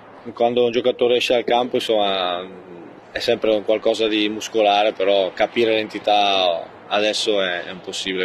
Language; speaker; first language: Italian; native; Italian